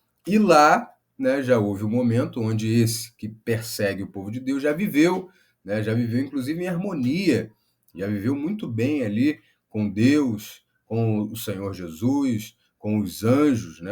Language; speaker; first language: Portuguese; native; Portuguese